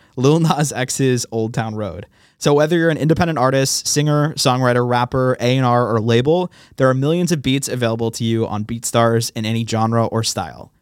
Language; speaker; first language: English; native; English